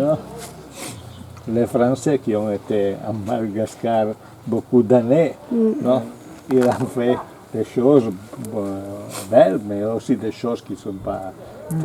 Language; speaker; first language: French; non-native, learner; Italian